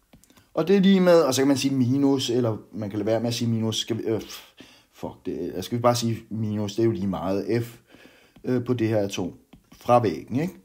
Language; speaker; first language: Danish; native; Danish